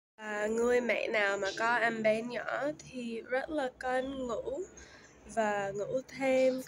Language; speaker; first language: Vietnamese; early bilingual, heritage; Vietnamese